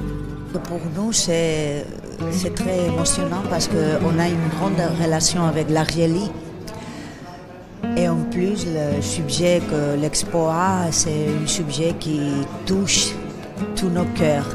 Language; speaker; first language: French; non-native, learner; Spanish